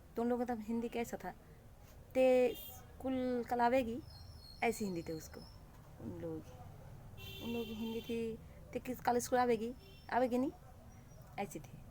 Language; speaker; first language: Hindi; non-native, local second language; Bangla